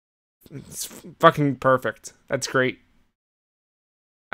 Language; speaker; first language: English; native; English